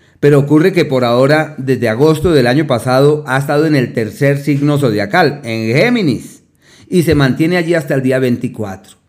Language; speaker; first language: Spanish; native; Spanish